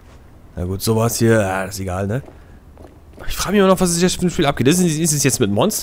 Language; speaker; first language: German; native; German